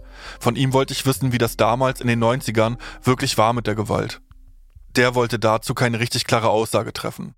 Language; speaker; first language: German; native; German